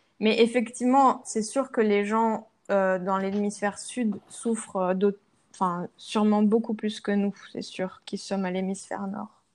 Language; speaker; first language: French; native; French